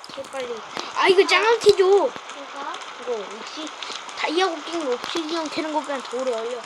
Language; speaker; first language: Korean; native; Korean